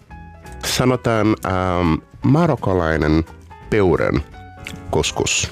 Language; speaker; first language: Finnish; non-native, learner; Portuguese